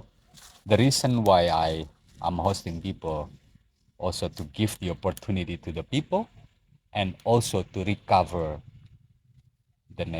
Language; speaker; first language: English; non-native, learner; Indonesian